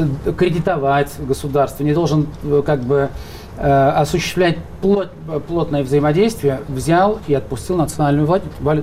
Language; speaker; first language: Russian; native; Russian